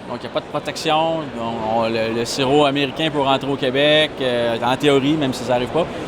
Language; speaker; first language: French; native; French